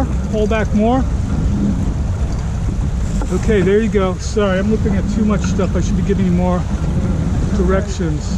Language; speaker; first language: English; native; English